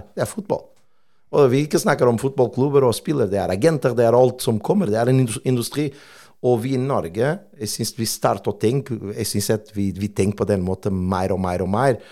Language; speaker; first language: Norwegian; non-native, fluent; Portuguese